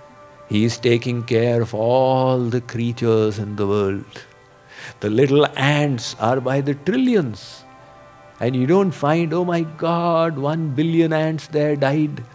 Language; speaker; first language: English; non-native, local second language; Hindi